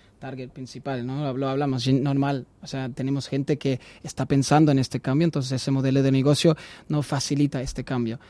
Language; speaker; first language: Spanish; non-native, fluent; German